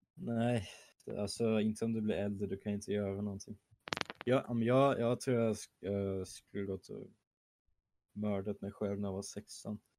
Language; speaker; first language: Swedish; early bilingual, other home language; German